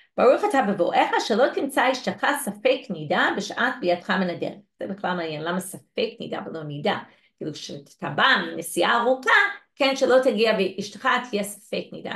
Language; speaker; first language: Hebrew; non-native, fluent; English